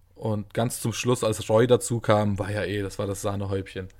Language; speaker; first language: German; native; German